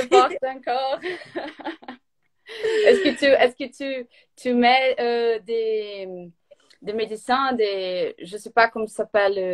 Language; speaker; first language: French; non-native, learner; Portuguese